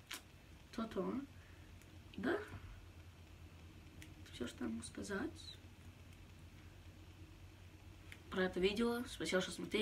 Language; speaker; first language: Russian; early bilingual, heritage; Russian